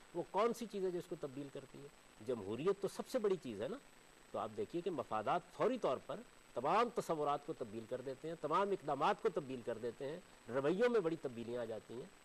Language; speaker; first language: Urdu; non-native, local second language; Punjabi